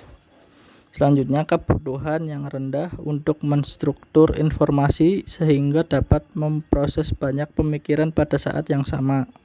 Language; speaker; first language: Indonesian; native; Indonesian